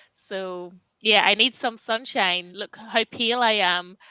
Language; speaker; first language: English; native; English